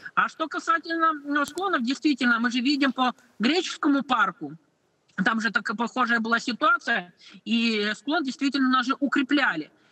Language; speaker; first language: Russian; native; Russian